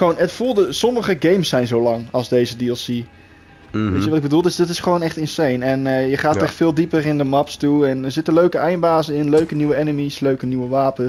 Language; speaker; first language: Dutch; native; Dutch